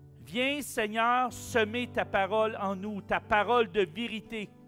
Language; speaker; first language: French; native; French